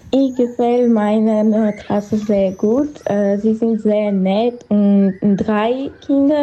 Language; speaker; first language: German; non-native, learner; Armenian